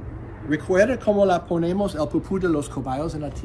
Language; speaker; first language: Spanish; non-native, learner; English